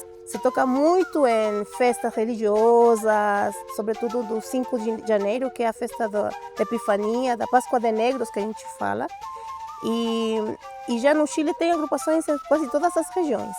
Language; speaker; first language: Portuguese; non-native, fluent; Spanish